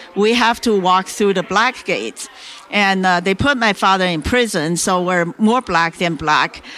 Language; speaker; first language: English; non-native, fluent; Chinese